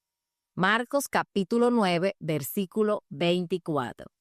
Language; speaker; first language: Spanish; native; Spanish